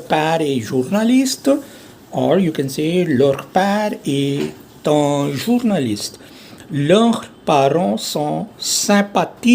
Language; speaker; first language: French; non-native, learner; Hindi